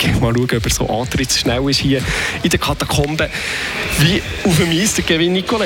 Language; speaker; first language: German; native; German